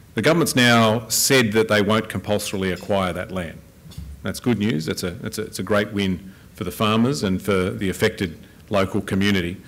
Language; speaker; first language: English; native; English